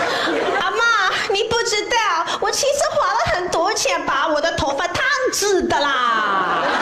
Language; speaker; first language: Chinese; non-native, fluent; English